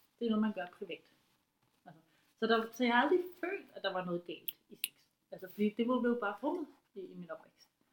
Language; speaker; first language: Danish; native; Danish